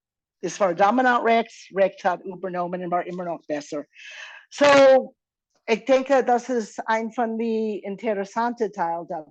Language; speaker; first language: German; non-native, fluent; English